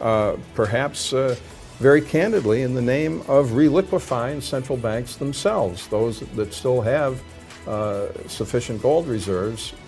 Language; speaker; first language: English; native; English